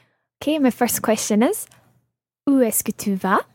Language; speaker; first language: French; non-native, learner; English